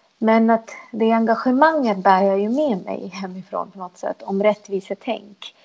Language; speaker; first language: Swedish; early bilingual, other home language; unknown